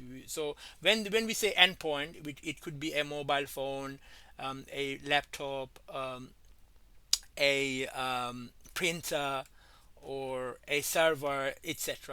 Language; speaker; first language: English; non-native, fluent; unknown